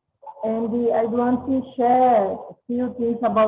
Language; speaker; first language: English; non-native, learner; Portuguese